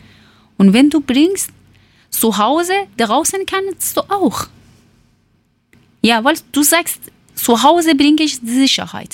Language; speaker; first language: German; non-native, learner; Persian